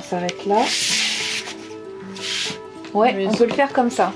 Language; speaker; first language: French; native; French